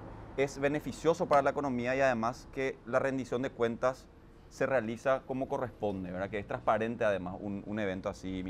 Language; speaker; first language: Spanish; native; Spanish